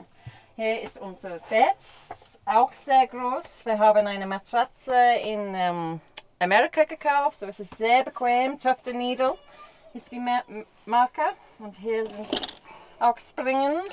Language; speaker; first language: German; non-native, fluent; English